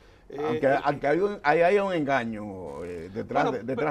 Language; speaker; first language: Spanish; native; Spanish